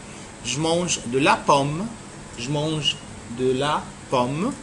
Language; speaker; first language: French; non-native, fluent; Arabic